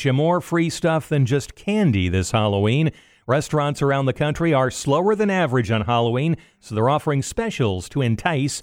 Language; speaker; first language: English; native; English